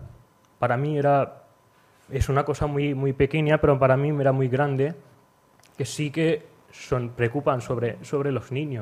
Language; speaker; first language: Spanish; non-native, learner; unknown